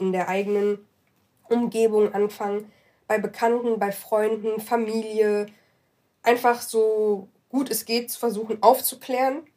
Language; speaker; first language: German; early bilingual, other home language; Arabic